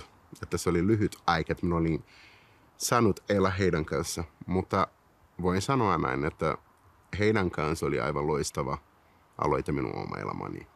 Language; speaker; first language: Finnish; non-native, fluent; Portuguese